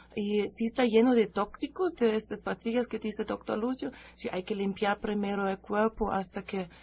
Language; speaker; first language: Spanish; non-native, fluent; German